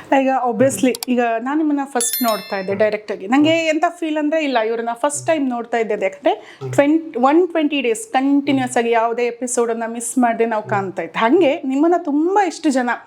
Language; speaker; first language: Kannada; native; Kannada